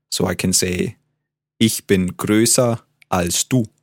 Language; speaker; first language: German; native; German